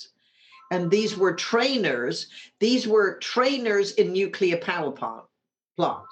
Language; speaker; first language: English; native; English